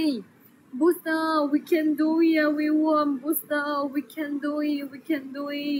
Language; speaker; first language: English; non-native, learner; Chinese